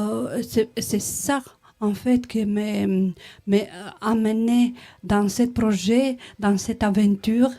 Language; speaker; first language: French; non-native, learner; Romanian